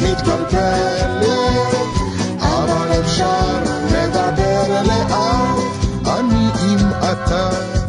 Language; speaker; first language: Hebrew; non-native, learner; Portuguese